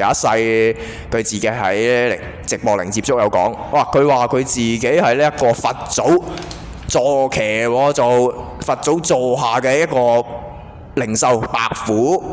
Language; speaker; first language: Cantonese; native; Cantonese